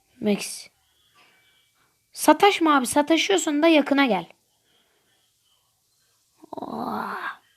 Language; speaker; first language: Turkish; native; Turkish